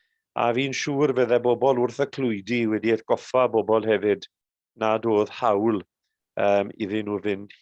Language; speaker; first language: Welsh; native; Welsh